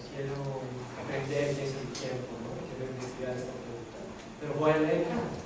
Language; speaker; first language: Spanish; non-native, fluent; Greek